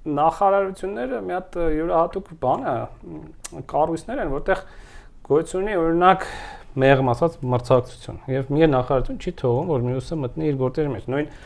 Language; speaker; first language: Armenian; native; Armenian